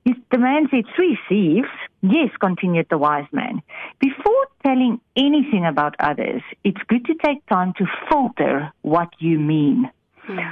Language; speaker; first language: English; non-native, local second language; Afrikaans